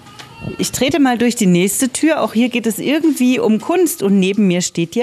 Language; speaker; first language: German; native; German